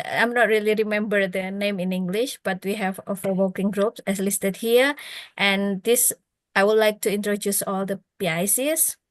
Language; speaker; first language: English; non-native, fluent; Indonesian